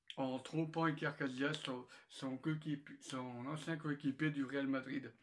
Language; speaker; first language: French; native; French